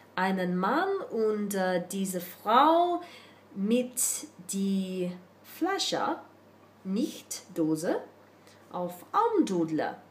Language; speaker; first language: German; non-native, learner; English